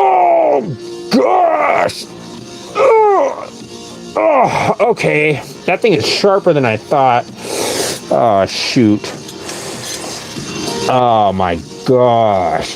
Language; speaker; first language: English; native; English